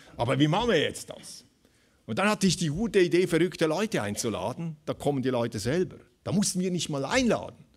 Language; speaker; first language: German; native; German